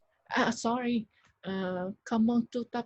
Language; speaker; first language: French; non-native, learner; Vietnamese